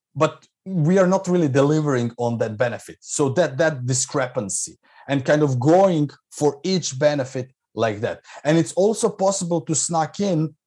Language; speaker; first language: English; non-native, fluent; Croatian